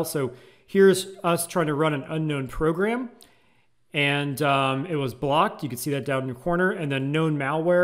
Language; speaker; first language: English; native; English